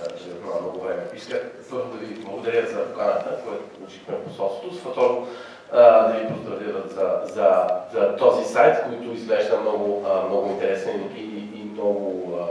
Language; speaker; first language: Bulgarian; non-native, fluent; French